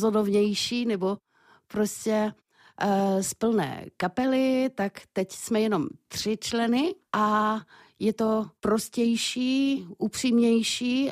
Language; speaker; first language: Czech; non-native, fluent; French